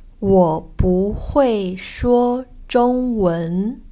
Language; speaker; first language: Chinese; non-native, fluent; Spanish